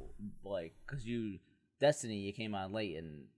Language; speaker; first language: English; native; English